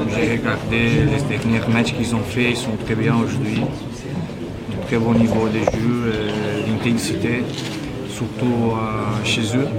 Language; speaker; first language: French; non-native, fluent; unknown